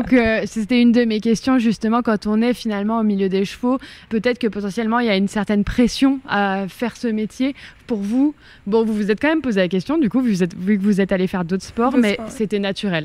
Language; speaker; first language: French; native; French